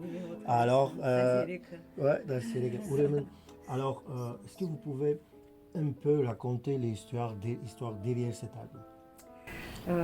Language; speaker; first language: French; non-native, fluent; Armenian